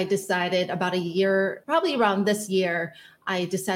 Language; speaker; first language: English; native; English